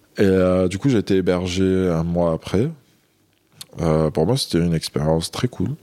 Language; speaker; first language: French; non-native, local second language; Arabic